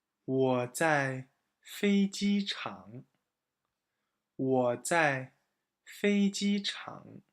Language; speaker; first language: Chinese; non-native, fluent; English